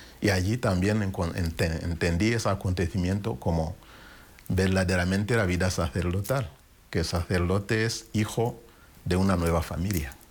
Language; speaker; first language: Spanish; non-native, fluent; Kinyarwanda